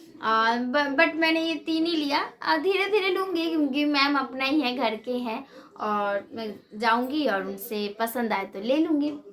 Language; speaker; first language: Hindi; non-native, local second language; Bangla